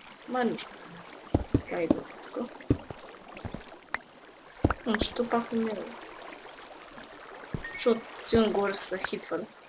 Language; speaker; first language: Bulgarian; native; Bulgarian